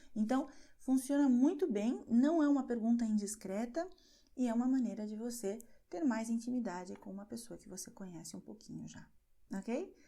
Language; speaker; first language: Portuguese; non-native, fluent; Spanish